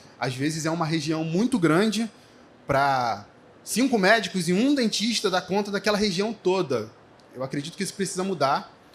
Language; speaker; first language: Portuguese; native; Portuguese